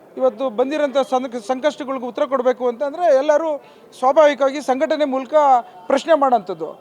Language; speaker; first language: Kannada; native; Kannada